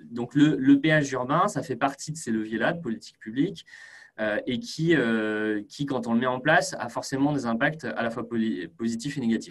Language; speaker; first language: French; native; French